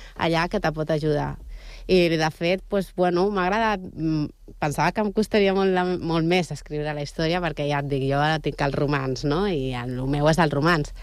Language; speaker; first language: Catalan; non-native, local second language; Spanish